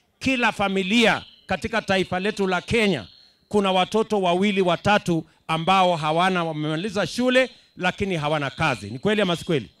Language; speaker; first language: Swahili; non-native, local second language; Kalenjin